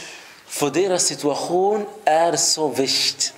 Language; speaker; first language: Swedish; non-native, fluent; Arabic